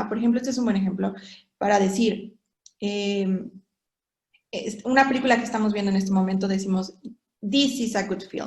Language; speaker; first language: Spanish; non-native, fluent; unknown